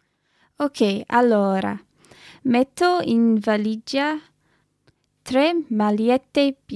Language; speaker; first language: Italian; non-native, learner; English